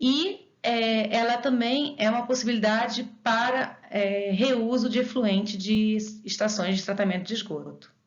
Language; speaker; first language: Portuguese; native; Portuguese